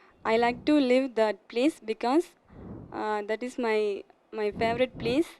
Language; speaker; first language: English; non-native, learner; Tamil